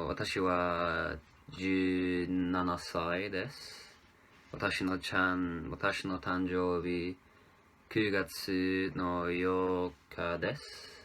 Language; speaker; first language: Japanese; non-native, learner; English